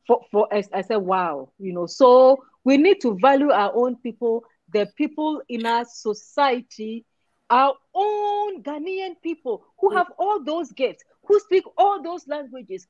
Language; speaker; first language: English; non-native, local second language; Akan